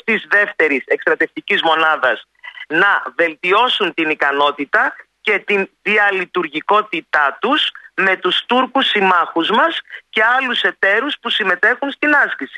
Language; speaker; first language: Greek; native; Greek